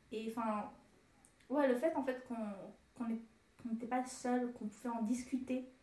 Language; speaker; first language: French; early bilingual, other home language; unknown